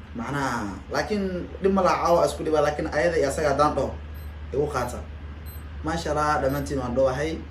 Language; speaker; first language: Somali; non-native, local second language; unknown